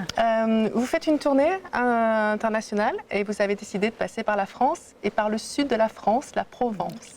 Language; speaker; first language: French; native; French